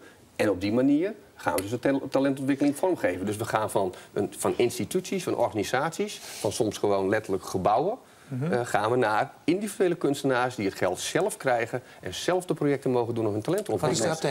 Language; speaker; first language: Dutch; native; Dutch